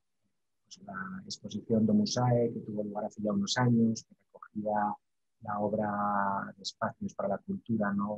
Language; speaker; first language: Spanish; native; Spanish